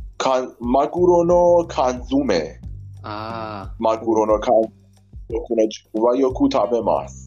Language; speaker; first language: Japanese; non-native, learner; Persian